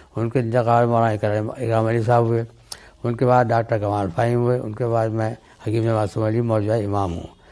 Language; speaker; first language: Urdu; native; Urdu